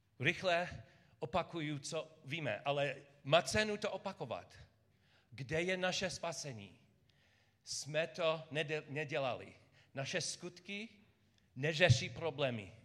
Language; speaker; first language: Czech; non-native, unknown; English